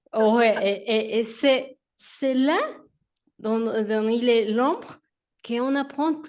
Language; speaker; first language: French; non-native, learner; Spanish